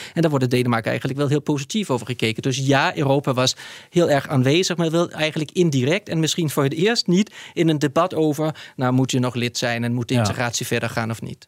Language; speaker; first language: Dutch; non-native, fluent; Danish